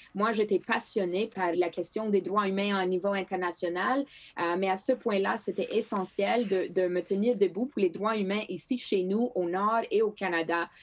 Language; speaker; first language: French; non-native, local second language; Greek